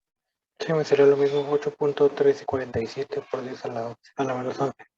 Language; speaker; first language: Spanish; native; Spanish